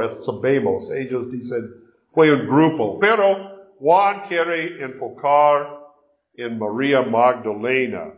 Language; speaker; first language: Spanish; non-native, learner; English